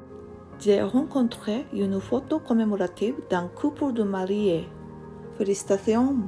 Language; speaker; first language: French; non-native, learner; Japanese